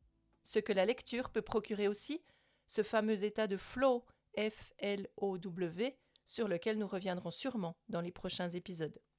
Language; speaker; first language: French; native; French